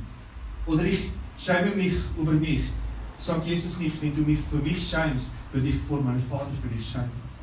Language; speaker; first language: German; non-native, fluent; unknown